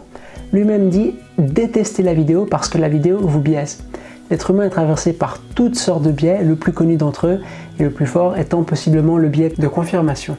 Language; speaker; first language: French; native; French